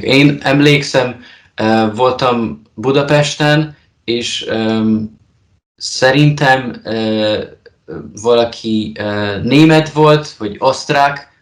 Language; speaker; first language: Hungarian; non-native, learner; Polish